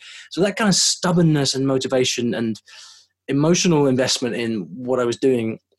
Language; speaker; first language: English; native; English